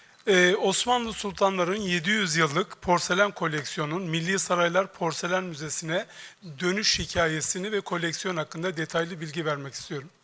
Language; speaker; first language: Turkish; native; Turkish